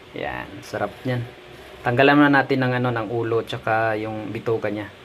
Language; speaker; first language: Filipino; non-native, local second language; Cebuano